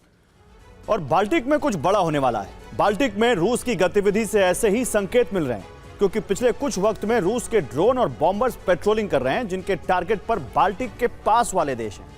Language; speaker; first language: Hindi; native; Hindi